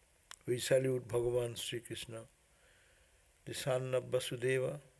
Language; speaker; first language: English; non-native, local second language; Bangla